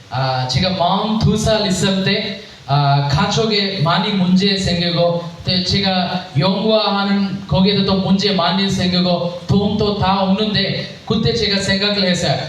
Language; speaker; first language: Korean; non-native, learner; Telugu